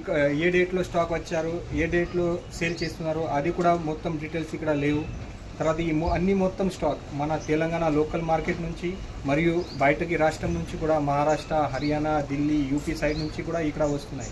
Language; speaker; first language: Telugu; non-native, local second language; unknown